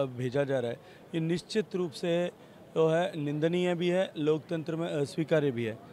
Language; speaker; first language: Hindi; native; Hindi